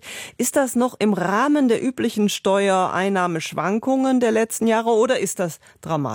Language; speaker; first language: German; native; German